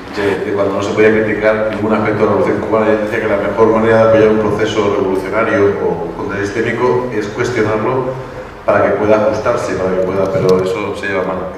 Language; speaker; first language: Spanish; native; Spanish